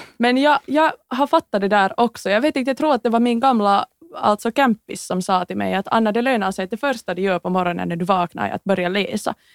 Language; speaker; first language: Swedish; native; Swedish